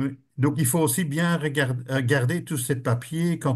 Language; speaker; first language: French; native; French